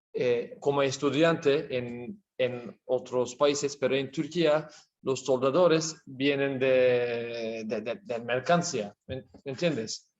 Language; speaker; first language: Spanish; non-native, learner; Turkish